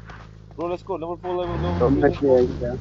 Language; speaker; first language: English; non-native, learner; Nepali